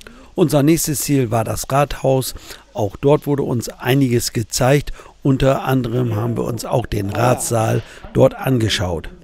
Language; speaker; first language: German; native; German